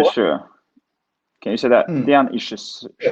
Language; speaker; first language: Chinese; non-native, learner; Swedish